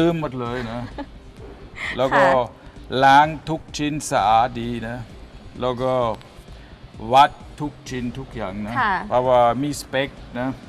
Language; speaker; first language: Thai; non-native, fluent; German